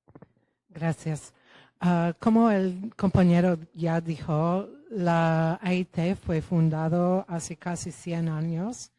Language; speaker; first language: Spanish; non-native, fluent; Polish